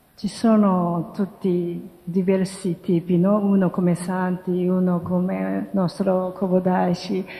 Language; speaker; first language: Italian; non-native, learner; Japanese